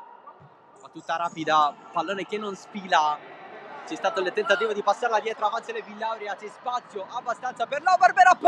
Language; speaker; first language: Italian; native; Italian